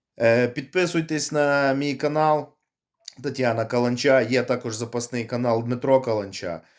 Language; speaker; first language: Ukrainian; native; Ukrainian